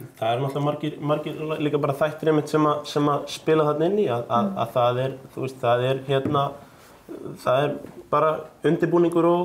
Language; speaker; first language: Icelandic; early bilingual, heritage; Icelandic